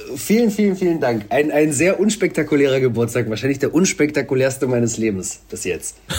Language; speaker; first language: German; early bilingual, other home language; Russian